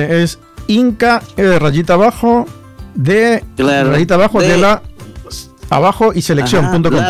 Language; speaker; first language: Spanish; native; Spanish